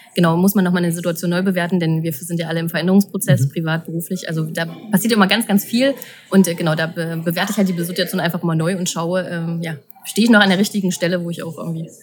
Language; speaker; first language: German; native; German